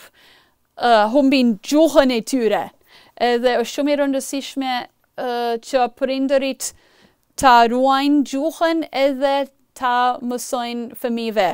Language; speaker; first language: Albanian; non-native, fluent; English